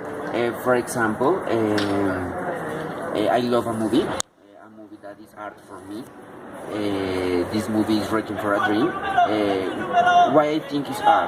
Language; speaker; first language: English; non-native, learner; Spanish